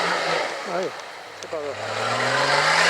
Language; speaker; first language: Spanish; native; Spanish